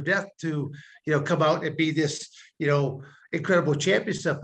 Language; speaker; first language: English; native; English